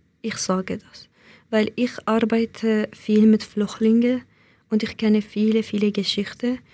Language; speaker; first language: German; non-native, learner; Central Kurdish